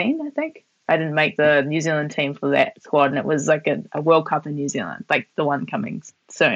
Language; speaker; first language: English; native; English